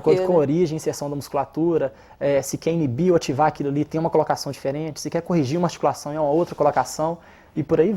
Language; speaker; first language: Portuguese; native; Portuguese